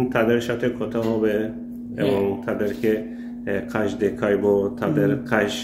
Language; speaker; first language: Bangla; non-native, learner; Turkish